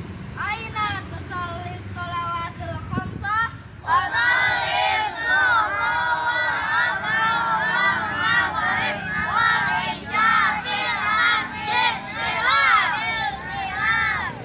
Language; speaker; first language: Arabic; non-native, learner; Indonesian